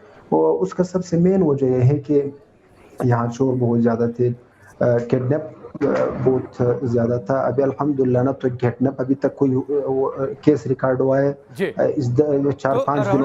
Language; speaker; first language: Hindi; non-native, fluent; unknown